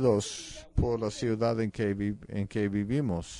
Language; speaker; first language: Spanish; non-native, fluent; English